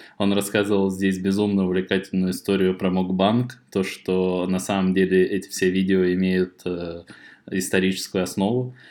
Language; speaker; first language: Russian; native; Russian